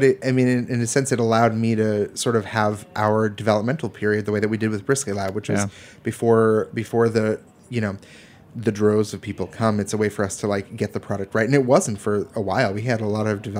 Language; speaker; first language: English; native; English